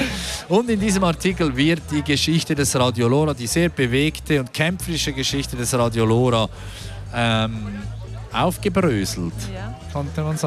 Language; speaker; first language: German; native; German